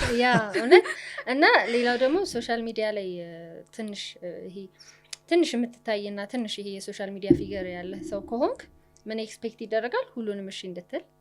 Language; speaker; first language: Amharic; native; Amharic